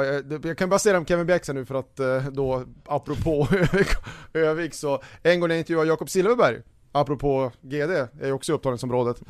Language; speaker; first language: Swedish; native; Swedish